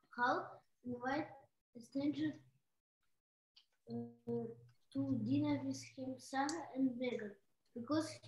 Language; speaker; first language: English; non-native, learner; Russian